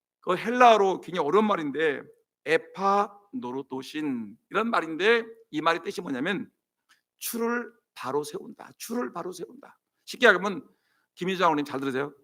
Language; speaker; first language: Korean; native; Korean